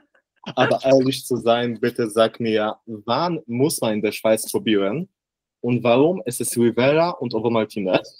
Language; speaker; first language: German; non-native, learner; Polish